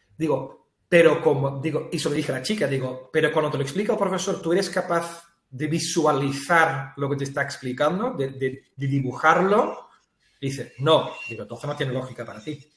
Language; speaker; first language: Spanish; non-native, fluent; Dutch